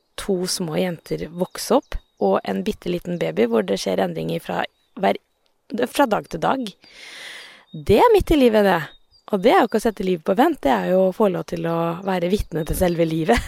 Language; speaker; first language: Norwegian; native; Norwegian